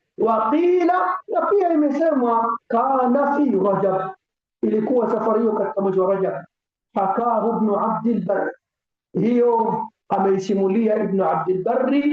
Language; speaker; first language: Swahili; native; Swahili